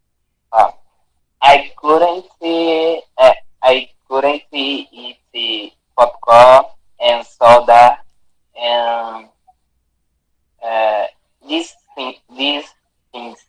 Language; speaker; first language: English; non-native, learner; Portuguese